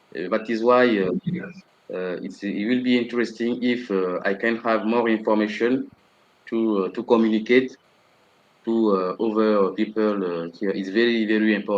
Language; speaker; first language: English; non-native, learner; French